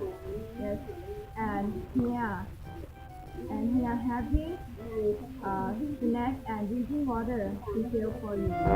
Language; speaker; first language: English; non-native, learner; Thai